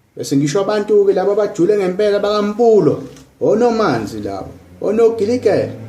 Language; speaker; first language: Zulu; non-native, local second language; English